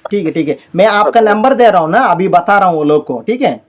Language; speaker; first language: Hindi; non-native, local second language; Telugu